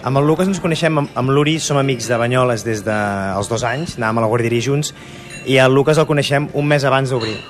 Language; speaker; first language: Catalan; native; Catalan